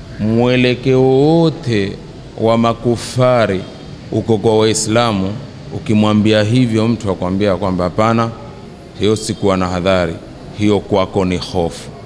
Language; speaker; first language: Swahili; native; Swahili